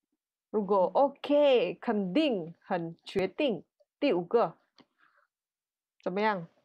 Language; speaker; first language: Chinese; non-native, fluent; Indonesian